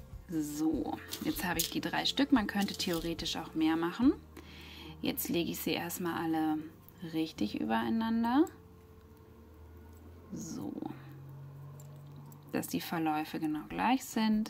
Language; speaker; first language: German; native; German